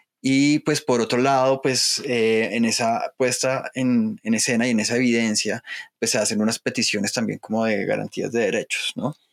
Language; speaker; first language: Spanish; native; Spanish